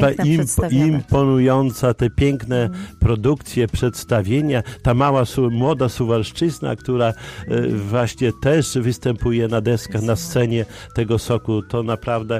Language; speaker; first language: Polish; native; Polish